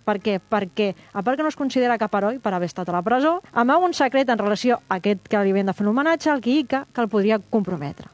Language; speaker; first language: Catalan; native; Catalan